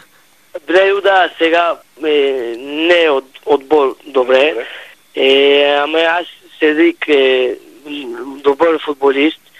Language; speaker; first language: Bulgarian; non-native, learner; Hebrew